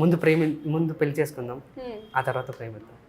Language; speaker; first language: Telugu; native; Telugu